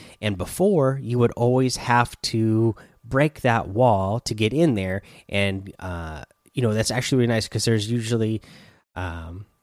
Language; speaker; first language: English; native; English